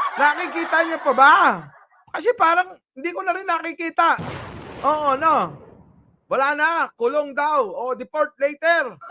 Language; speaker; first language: Filipino; native; Filipino